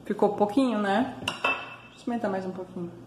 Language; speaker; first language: Portuguese; native; Portuguese